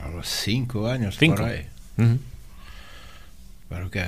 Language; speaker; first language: Spanish; non-native, learner; Russian